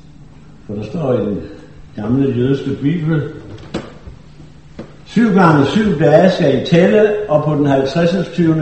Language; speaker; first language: Danish; native; Danish